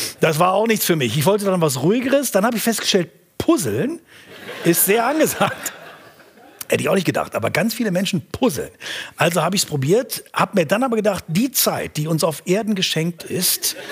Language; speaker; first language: German; native; German